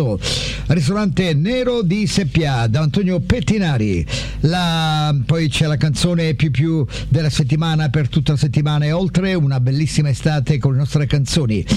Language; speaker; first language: Italian; native; Italian